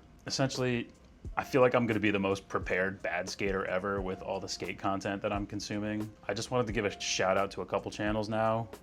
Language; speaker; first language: English; native; English